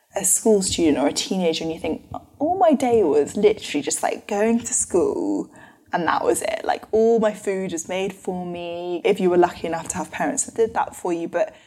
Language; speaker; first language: English; native; English